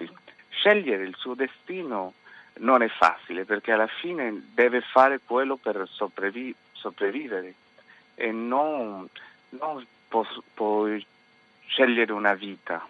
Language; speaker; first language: Italian; non-native, fluent; Spanish